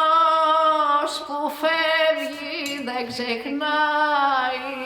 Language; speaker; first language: Greek; native; Greek